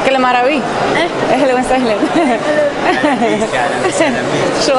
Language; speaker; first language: Arabic; non-native, learner; English